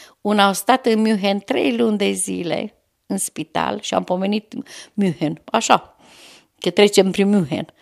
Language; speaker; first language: Romanian; native; Romanian